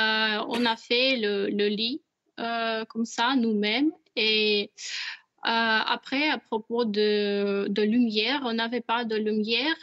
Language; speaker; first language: French; non-native, fluent; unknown